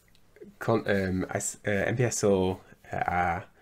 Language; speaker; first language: Spanish; non-native, learner; English